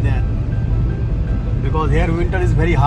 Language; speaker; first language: English; non-native, local second language; Hindi